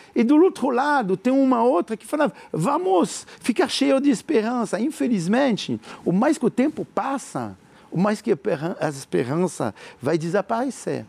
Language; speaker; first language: Portuguese; non-native, fluent; French